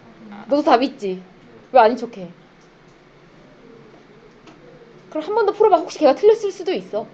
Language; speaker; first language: Korean; native; Korean